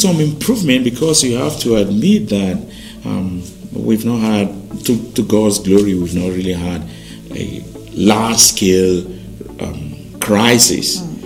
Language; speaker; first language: English; non-native, local second language; Yoruba